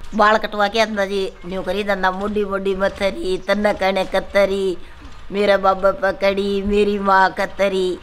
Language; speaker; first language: Hindi; native; Hindi